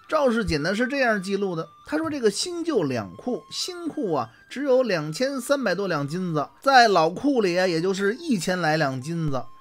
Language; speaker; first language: Chinese; native; Chinese